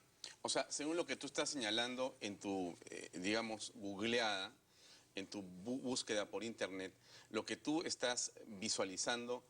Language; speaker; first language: Spanish; native; Spanish